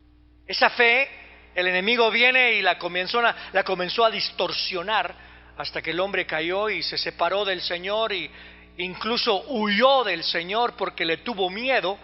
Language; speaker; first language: Spanish; native; Spanish